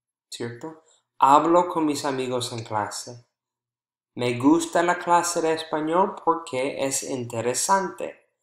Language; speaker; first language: Spanish; non-native, fluent; English